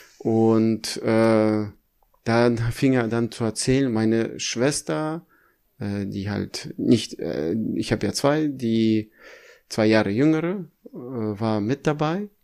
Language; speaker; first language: German; early bilingual, other home language; Russian